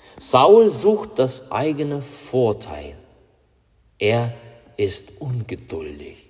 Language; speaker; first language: German; non-native, fluent; Russian